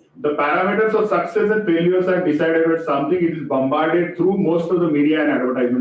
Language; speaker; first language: English; non-native, local second language; Marathi